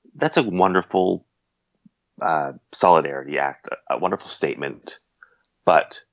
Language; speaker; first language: English; native; English